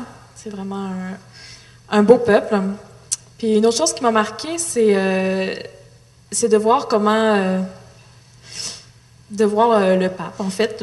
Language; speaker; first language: French; native; French